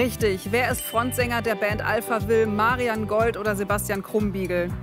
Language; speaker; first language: German; native; German